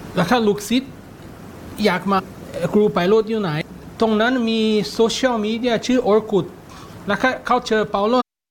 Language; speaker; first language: Thai; non-native, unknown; Portuguese